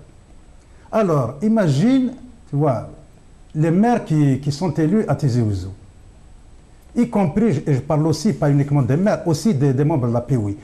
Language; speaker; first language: French; non-native, local second language; Kabyle